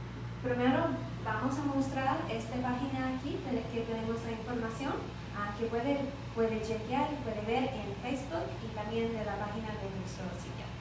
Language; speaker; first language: Spanish; non-native, learner; English